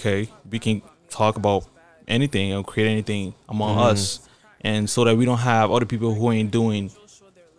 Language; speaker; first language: English; non-native, local second language; French